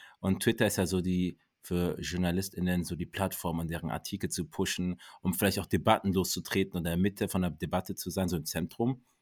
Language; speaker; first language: German; native; German